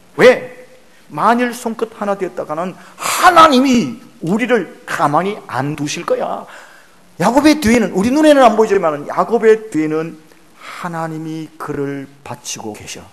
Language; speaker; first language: Korean; native; Korean